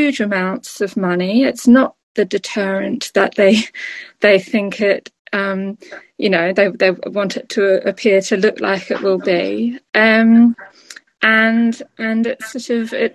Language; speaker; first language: English; native; English